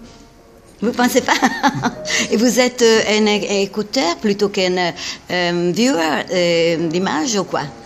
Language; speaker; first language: French; non-native, fluent; Italian